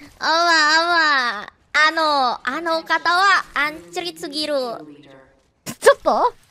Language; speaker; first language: Japanese; non-native, learner; Indonesian